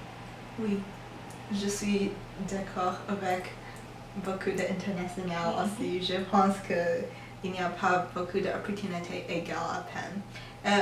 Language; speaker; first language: French; non-native, learner; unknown